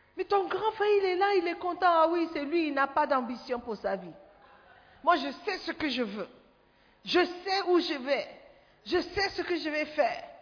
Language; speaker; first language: French; non-native, fluent; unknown